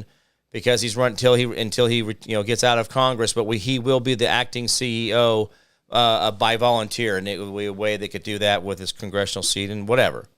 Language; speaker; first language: English; native; English